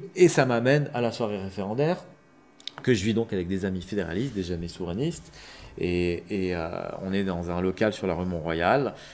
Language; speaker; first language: French; non-native, local second language; Arabic